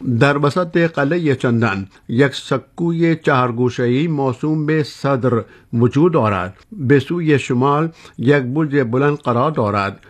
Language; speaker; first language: Persian; non-native, fluent; Urdu